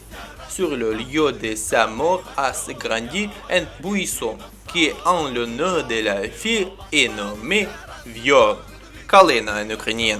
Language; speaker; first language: French; non-native, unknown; Ukrainian